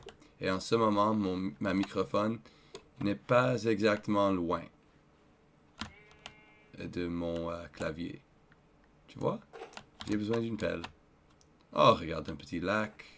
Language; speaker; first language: French; non-native, learner; English